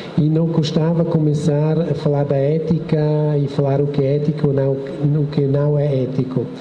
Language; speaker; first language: Portuguese; non-native, fluent; Italian